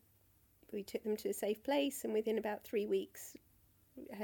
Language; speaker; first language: English; native; English